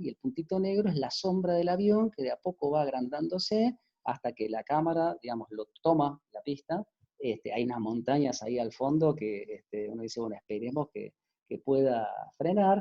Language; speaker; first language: Spanish; native; Spanish